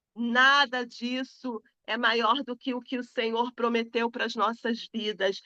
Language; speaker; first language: Portuguese; native; Portuguese